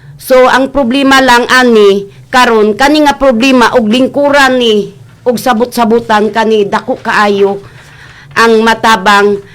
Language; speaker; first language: Cebuano; non-native, local second language; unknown